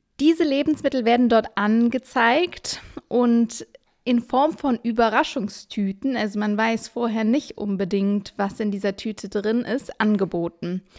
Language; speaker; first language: German; native; German